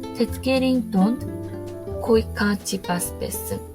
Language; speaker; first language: Mongolian; non-native, learner; Korean